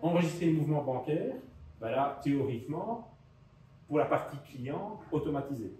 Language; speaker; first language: French; native; French